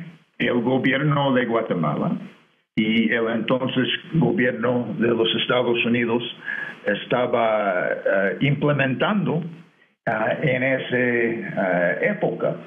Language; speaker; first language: Spanish; non-native, fluent; English